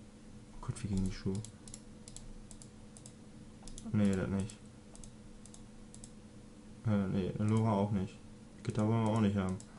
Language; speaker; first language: German; native; German